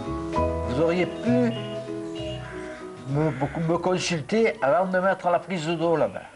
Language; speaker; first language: French; native; French